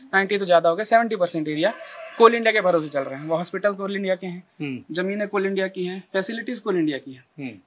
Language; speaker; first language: Hindi; native; Hindi